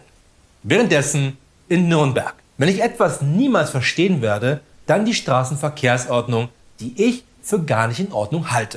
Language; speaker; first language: German; native; German